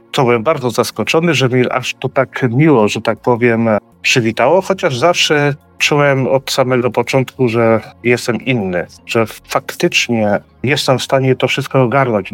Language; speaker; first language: Polish; early bilingual, heritage; Polish